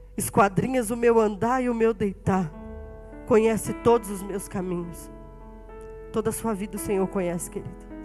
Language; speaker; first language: Portuguese; native; Portuguese